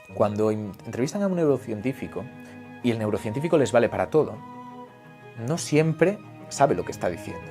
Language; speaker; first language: Spanish; native; Spanish